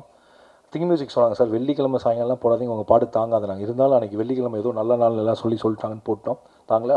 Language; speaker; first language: Tamil; native; Tamil